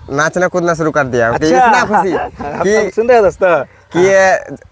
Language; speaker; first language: Hindi; non-native, local second language; Bangla